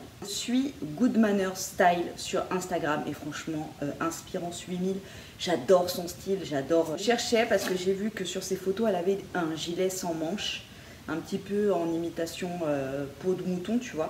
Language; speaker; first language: French; native; French